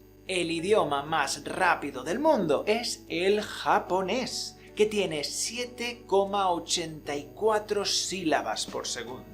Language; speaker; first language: Spanish; native; Spanish